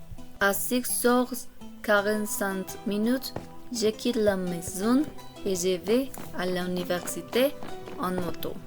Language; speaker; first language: French; non-native, learner; Korean